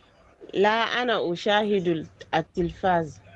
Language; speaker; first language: Arabic; non-native, learner; French